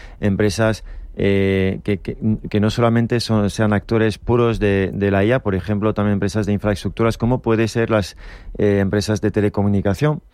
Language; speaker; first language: Spanish; non-native, fluent; French